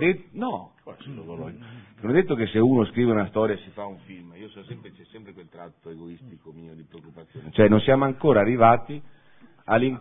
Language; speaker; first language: Italian; native; Italian